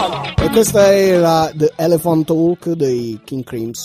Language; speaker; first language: Italian; native; Italian